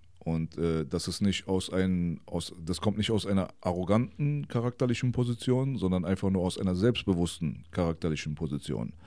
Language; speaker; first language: German; early bilingual, other home language; Persian